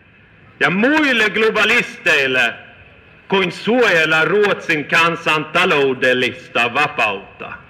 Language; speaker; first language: Finnish; non-native, fluent; Swedish